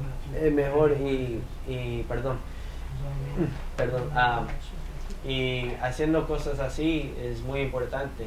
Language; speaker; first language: Spanish; early bilingual, heritage; English